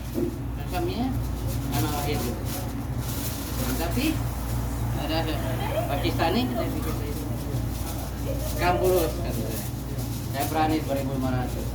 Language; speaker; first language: Indonesian; non-native, local second language; Sundanese